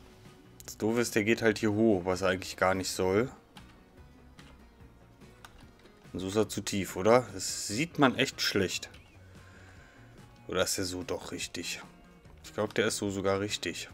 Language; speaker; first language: German; native; German